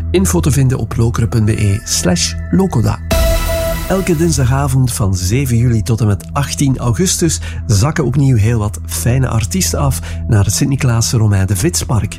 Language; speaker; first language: Dutch; native; Dutch